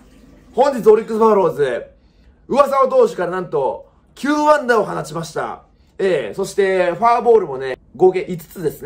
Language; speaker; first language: Japanese; native; Japanese